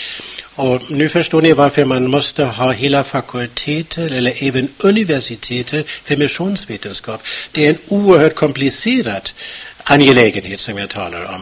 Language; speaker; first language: Swedish; non-native, fluent; German